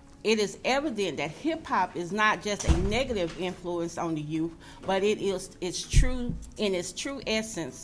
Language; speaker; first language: English; native; English